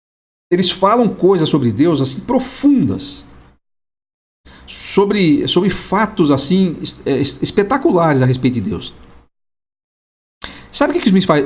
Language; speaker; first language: Portuguese; native; Portuguese